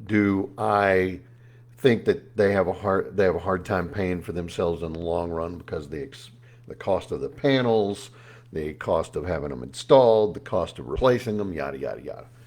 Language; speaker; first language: English; native; English